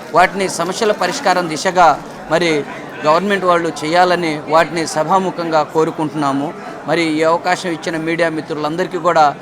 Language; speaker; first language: Telugu; non-native, local second language; Lambadi